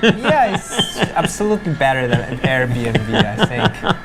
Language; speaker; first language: English; non-native, learner; Chinese